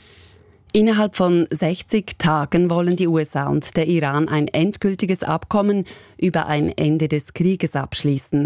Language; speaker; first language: German; native; German